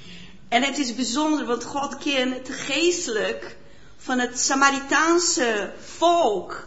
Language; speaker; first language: Dutch; non-native, fluent; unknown